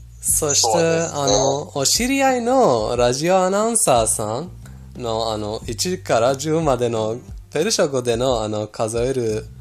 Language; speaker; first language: Japanese; non-native, fluent; Persian